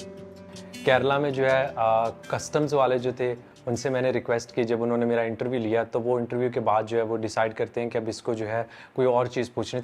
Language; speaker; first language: Urdu; native; Urdu